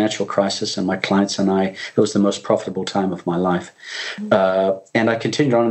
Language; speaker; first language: English; native; English